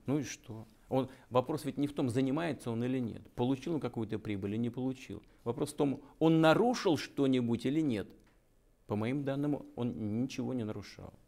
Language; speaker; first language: Russian; native; Russian